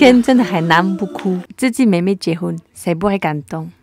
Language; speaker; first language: Chinese; non-native, fluent; French